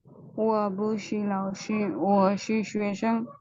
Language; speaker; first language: Chinese; non-native, learner; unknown